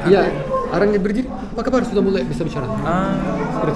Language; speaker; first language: Indonesian; non-native, fluent; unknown